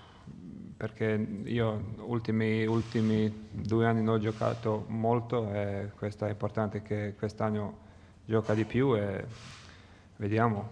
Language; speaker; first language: Italian; non-native, learner; Croatian